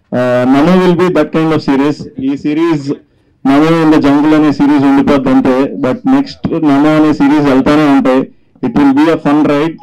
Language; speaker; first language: Telugu; native; Telugu